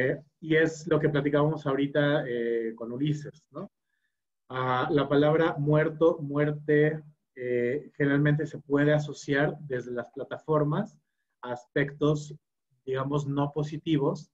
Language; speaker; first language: Spanish; native; Spanish